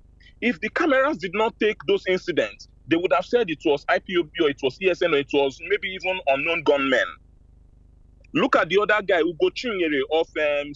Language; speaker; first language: English; non-native, local second language; Igbo